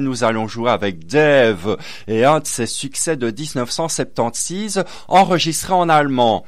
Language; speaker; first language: French; native; French